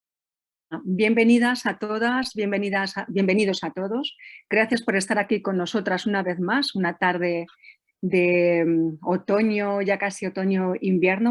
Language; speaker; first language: Spanish; native; Spanish